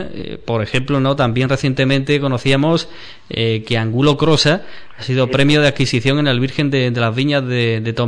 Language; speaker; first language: Spanish; native; Spanish